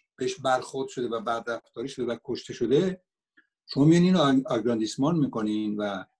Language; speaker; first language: Persian; native; Persian